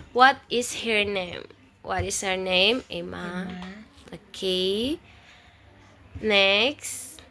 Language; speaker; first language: English; non-native, learner; Indonesian